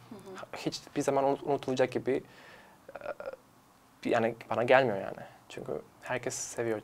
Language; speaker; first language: Turkish; non-native, fluent; Serbian